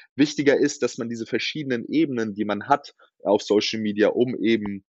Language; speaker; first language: German; native; German